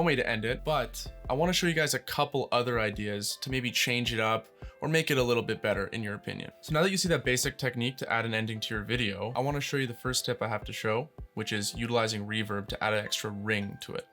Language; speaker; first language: English; native; English